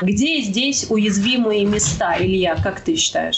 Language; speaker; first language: Russian; native; Russian